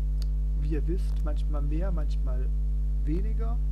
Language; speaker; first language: German; non-native, fluent; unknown